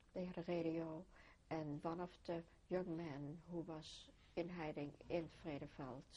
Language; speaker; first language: English; non-native, fluent; Dutch